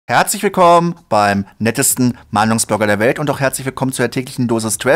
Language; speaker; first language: German; native; German